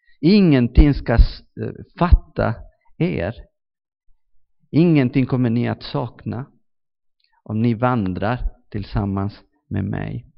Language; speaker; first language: Swedish; non-native, fluent; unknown